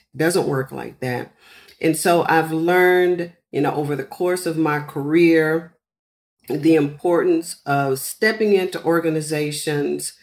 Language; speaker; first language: English; native; English